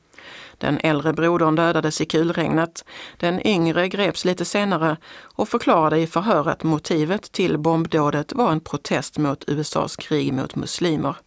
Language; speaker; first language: Swedish; native; Swedish